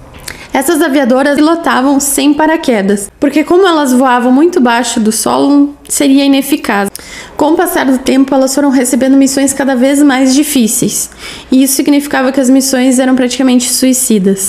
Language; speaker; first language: Portuguese; native; Portuguese